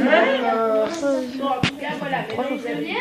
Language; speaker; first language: French; native; French